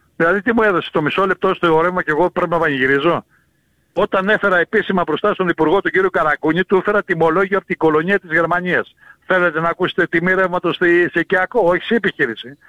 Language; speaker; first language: Greek; native; Greek